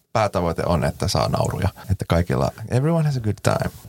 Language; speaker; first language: Finnish; non-native, local second language; Swedish